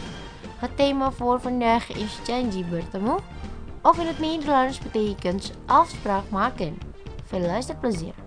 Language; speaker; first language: Dutch; non-native, learner; Indonesian